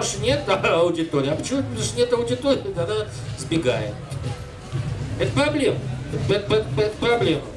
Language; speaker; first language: Russian; native; Russian